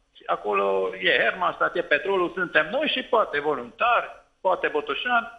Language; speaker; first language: Romanian; non-native, local second language; Hungarian